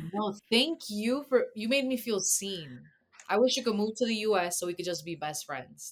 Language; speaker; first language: English; early bilingual, other home language; Spanish